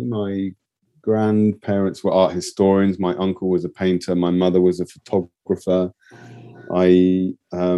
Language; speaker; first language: English; native; English